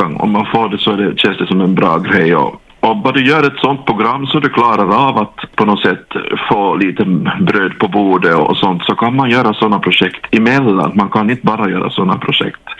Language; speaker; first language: Swedish; native; Swedish